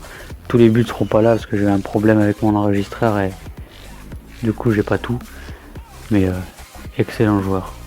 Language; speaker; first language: French; native; French